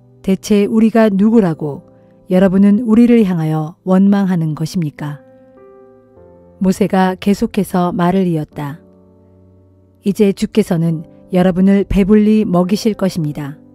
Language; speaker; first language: Korean; native; Korean